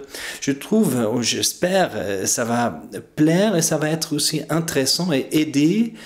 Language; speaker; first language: French; non-native, fluent; German